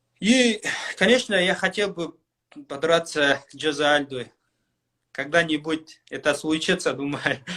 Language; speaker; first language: Russian; non-native, local second language; Kyrgyz